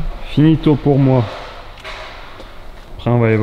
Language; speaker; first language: French; native; French